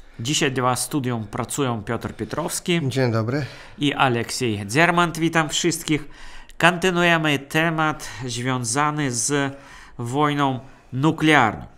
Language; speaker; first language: Polish; non-native, fluent; Russian